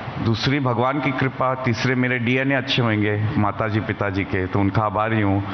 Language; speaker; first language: Hindi; native; Hindi